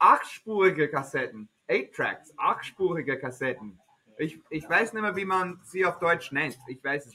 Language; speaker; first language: German; non-native, fluent; English